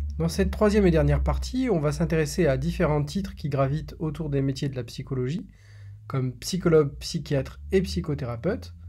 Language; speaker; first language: French; native; French